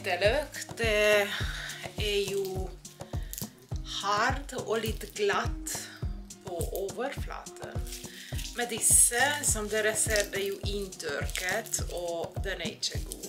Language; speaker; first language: Norwegian; non-native, fluent; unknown